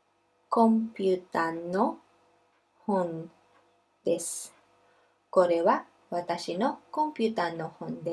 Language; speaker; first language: Japanese; non-native, fluent; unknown